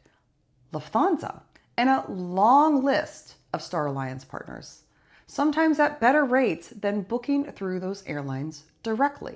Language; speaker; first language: English; native; English